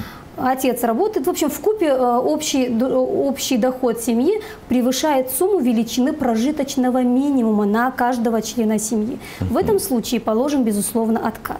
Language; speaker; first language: Russian; native; Russian